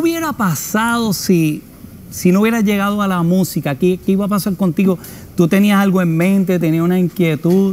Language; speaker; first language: Spanish; native; Spanish